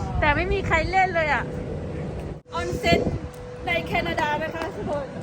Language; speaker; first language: Thai; native; Thai